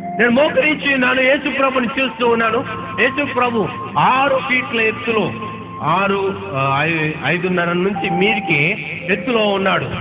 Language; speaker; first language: Telugu; non-native, local second language; Urdu